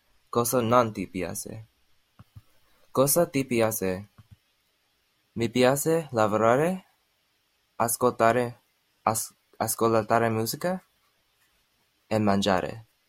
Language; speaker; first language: Italian; non-native, learner; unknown